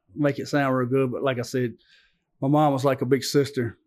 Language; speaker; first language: English; native; English